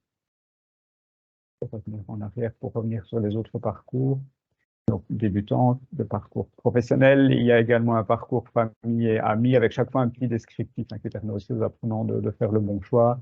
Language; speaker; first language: French; native; French